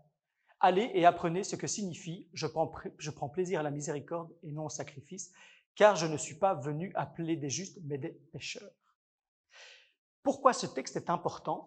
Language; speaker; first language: French; native; French